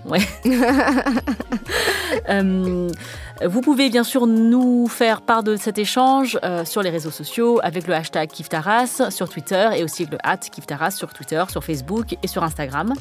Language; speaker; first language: French; native; French